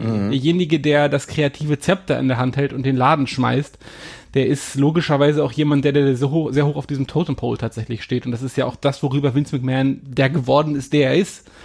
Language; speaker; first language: German; native; German